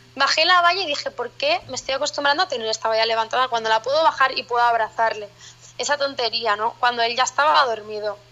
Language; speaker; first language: Spanish; native; Spanish